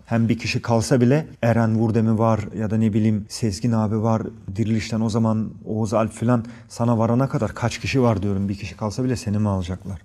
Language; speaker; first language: Turkish; early bilingual, heritage; Turkish